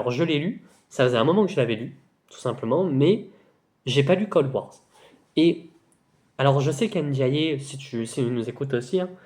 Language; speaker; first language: French; native; French